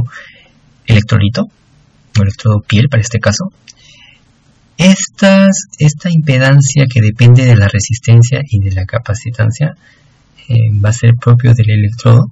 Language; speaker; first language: Spanish; native; Spanish